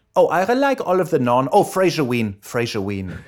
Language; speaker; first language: English; non-native, fluent; German